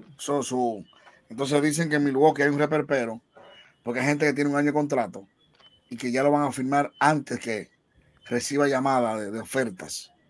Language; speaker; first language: Spanish; native; Spanish